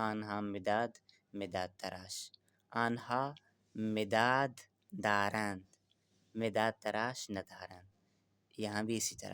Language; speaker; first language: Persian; non-native, fluent; Urdu